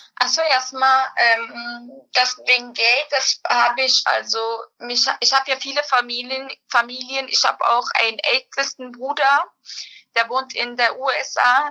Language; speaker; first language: German; early bilingual, other home language; Bosnian